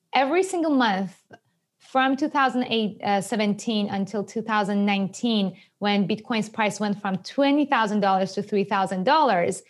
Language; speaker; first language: English; non-native, fluent; Persian